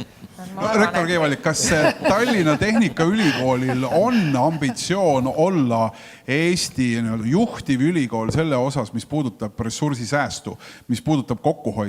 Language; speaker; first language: Estonian; native; Estonian